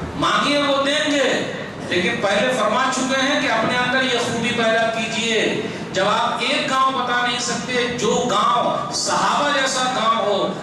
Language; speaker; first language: Urdu; non-native, local second language; Hindi